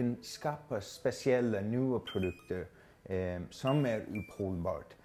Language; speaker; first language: Swedish; non-native, fluent; English